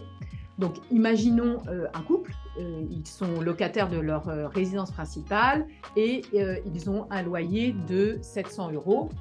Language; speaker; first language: French; native; French